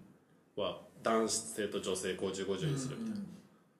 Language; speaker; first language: Japanese; native; Japanese